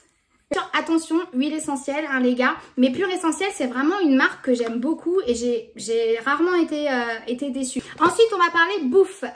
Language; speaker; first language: French; native; French